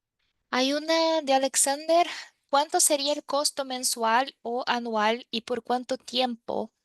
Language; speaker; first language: Spanish; non-native, fluent; Portuguese